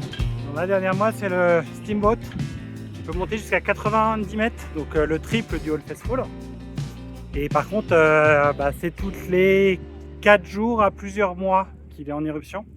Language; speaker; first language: French; native; French